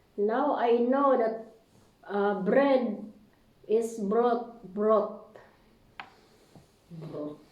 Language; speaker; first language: English; non-native, learner; Filipino